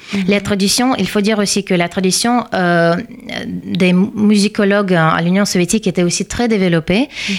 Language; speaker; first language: French; non-native, fluent; Russian